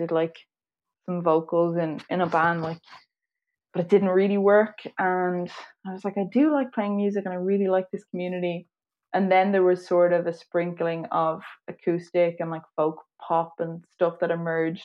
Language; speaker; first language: English; native; English